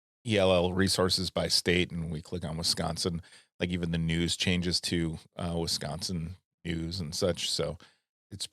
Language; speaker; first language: English; native; English